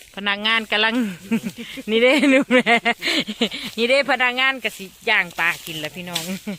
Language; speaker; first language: Thai; native; Thai